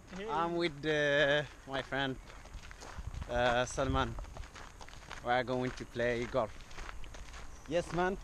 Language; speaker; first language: English; non-native, learner; Arabic